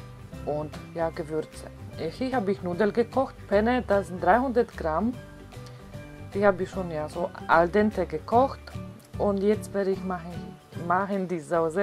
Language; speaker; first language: German; non-native, fluent; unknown